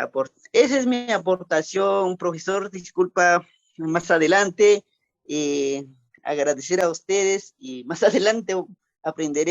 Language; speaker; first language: Spanish; non-native, local second language; Quechua